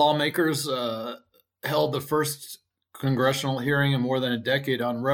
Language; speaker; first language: English; native; English